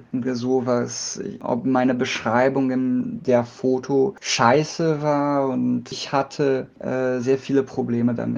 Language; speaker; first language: German; non-native, learner; Portuguese